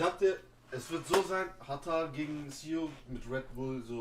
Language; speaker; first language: German; native; German